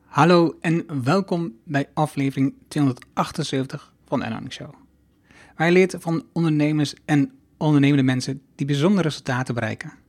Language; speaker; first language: Dutch; native; Dutch